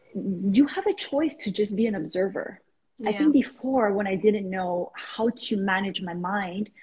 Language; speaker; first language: English; non-native, fluent; Persian